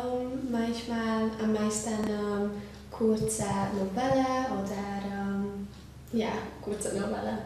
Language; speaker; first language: German; non-native, learner; Hungarian